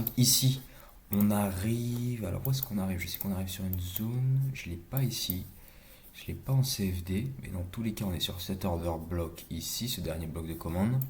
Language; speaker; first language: French; native; French